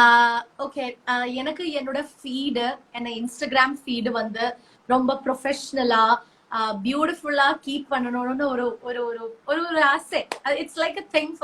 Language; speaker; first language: Tamil; non-native, learner; Malayalam